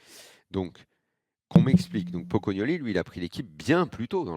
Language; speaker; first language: French; native; French